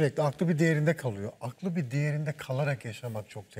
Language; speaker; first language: Turkish; native; Turkish